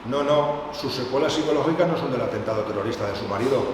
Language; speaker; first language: Spanish; native; Spanish